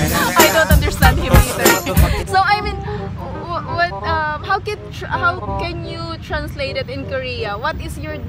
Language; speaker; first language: English; non-native, local second language; Filipino